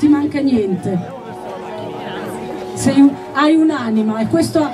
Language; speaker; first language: Italian; native; Italian